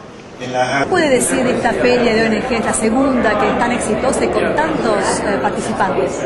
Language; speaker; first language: Spanish; native; Spanish